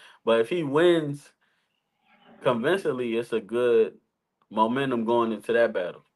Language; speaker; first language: English; native; English